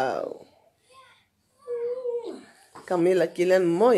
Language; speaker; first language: Dutch; non-native, learner; French